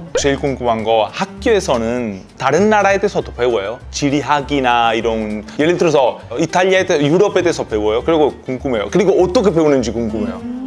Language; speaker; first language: Korean; non-native, fluent; Italian